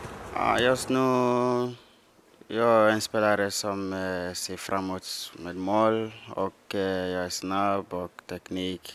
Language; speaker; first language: Swedish; non-native, learner; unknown